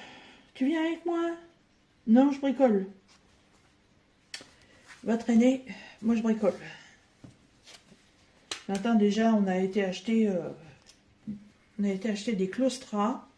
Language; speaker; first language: French; native; French